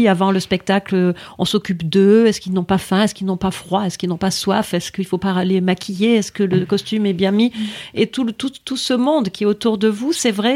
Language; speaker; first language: French; native; French